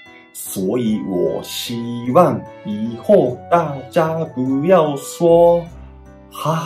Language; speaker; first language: Chinese; non-native, fluent; Japanese